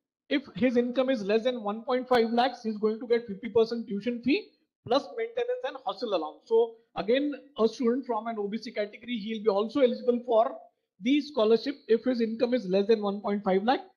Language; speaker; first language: English; non-native, local second language; Marathi